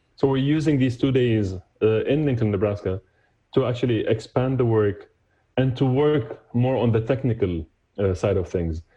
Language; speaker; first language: English; non-native, fluent; Arabic